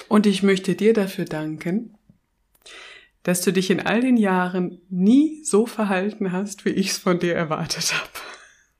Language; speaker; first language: German; native; German